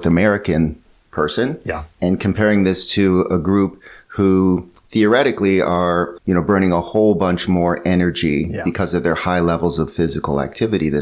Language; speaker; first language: English; native; English